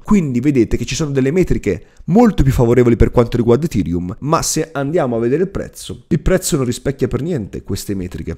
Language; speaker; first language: Italian; native; Italian